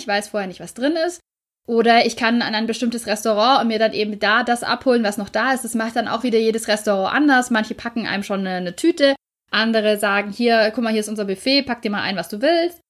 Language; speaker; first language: German; native; German